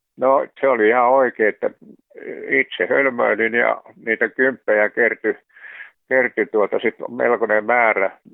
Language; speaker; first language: Finnish; native; Finnish